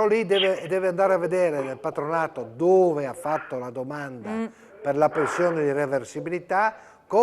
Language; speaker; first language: Italian; native; Italian